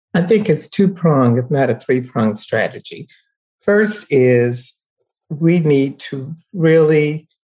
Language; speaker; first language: English; native; English